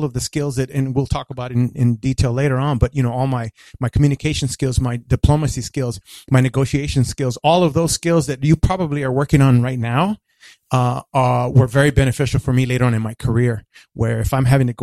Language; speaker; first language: English; early bilingual, other home language; Spanish